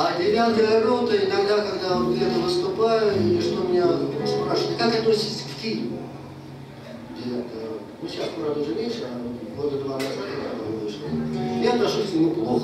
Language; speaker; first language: Russian; native; Russian